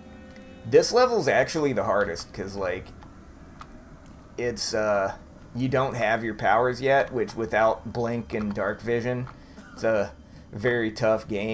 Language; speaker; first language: English; native; English